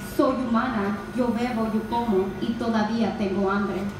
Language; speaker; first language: Spanish; early bilingual, other home language; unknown